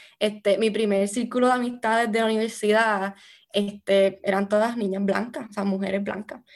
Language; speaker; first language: Spanish; native; Spanish